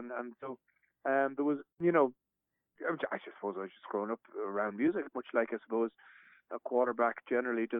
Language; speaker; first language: English; native; English